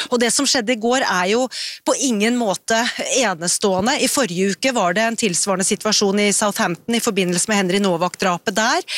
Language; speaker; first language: Norwegian; native; Norwegian